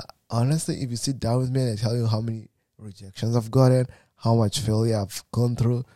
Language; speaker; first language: English; non-native, local second language; Kikuyu